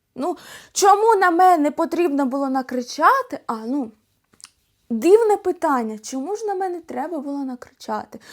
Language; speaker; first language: Ukrainian; non-native, local second language; Russian